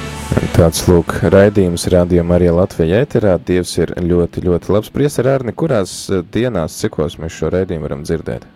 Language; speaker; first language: Latvian; native; Latvian